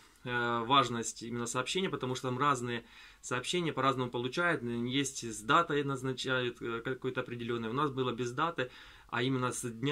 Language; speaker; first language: Russian; native; Russian